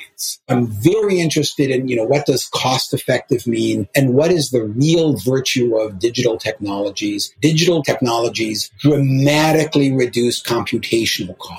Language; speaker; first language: English; native; English